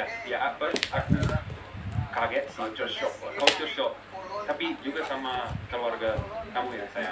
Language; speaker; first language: Indonesian; non-native, learner; English